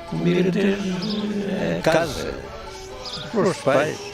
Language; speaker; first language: Portuguese; non-native, local second language; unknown